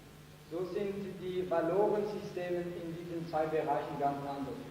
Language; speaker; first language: German; non-native, fluent; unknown